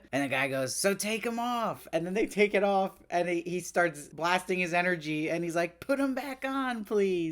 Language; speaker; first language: English; native; English